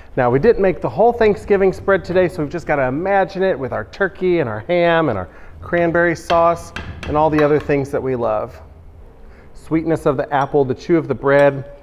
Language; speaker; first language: English; native; English